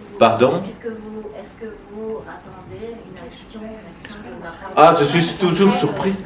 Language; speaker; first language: French; non-native, fluent; Portuguese